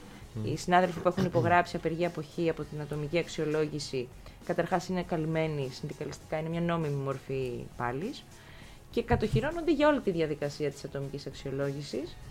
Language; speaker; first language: Greek; native; Greek